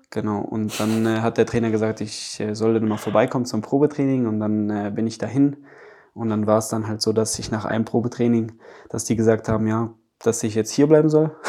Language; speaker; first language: German; early bilingual, other home language; Polish